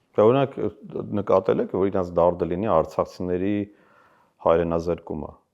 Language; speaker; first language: Armenian; native; Armenian